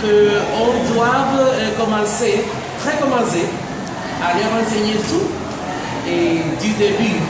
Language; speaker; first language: French; non-native, fluent; Spanish